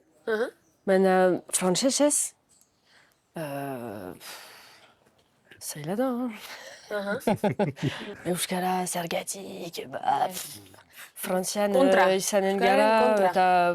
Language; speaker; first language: Basque; non-native, learner; French